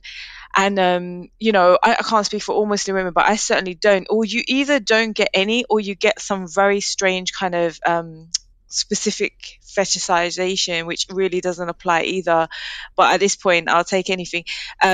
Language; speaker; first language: English; native; English